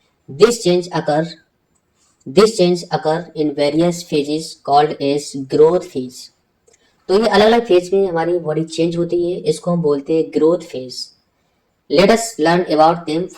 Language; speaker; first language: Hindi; native; Hindi